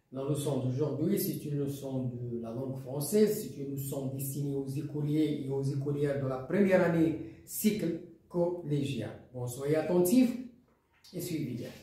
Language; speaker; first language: French; non-native, local second language; Arabic